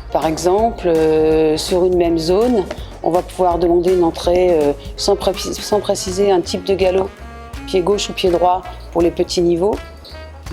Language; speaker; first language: French; native; French